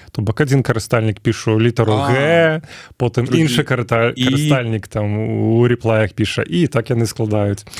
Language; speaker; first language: Belarusian; native; Belarusian